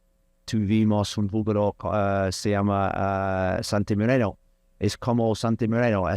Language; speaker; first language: Spanish; non-native, learner; English